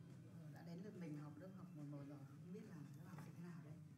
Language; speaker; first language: Vietnamese; native; Vietnamese